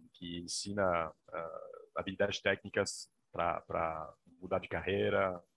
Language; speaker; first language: Portuguese; non-native, fluent; French